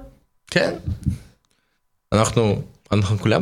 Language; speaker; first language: Hebrew; non-native, learner; Russian